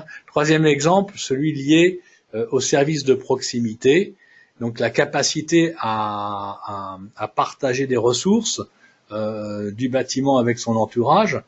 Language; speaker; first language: French; native; French